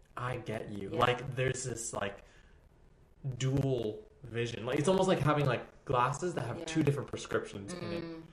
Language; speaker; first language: English; early bilingual, other home language; Spanish